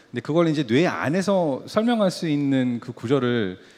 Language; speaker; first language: Korean; early bilingual, heritage; Korean